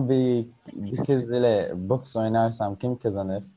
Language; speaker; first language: Turkish; non-native, learner; Arabic